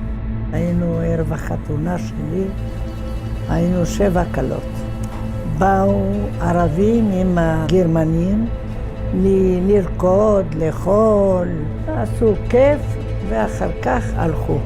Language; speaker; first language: Hebrew; non-native, fluent; Arabic